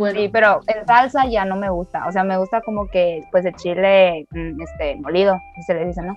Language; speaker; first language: Spanish; early bilingual, other home language; Chinese